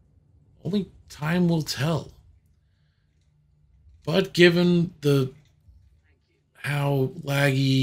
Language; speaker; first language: English; native; English